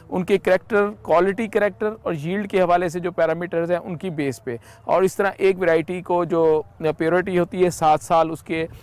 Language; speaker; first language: Urdu; native; Urdu